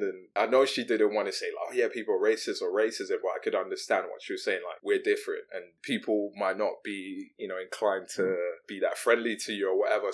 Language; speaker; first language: English; non-native, local second language; Yoruba